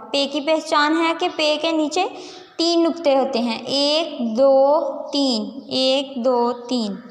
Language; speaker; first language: Urdu; non-native, local second language; Punjabi